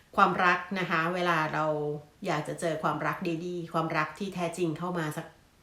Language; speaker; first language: Thai; native; Thai